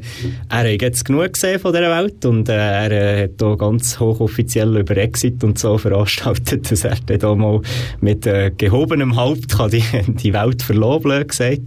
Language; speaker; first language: German; native; German